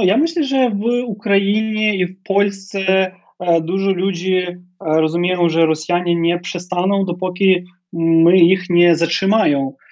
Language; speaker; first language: Polish; non-native, fluent; Ukrainian